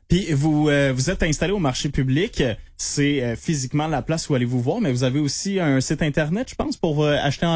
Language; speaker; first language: French; native; French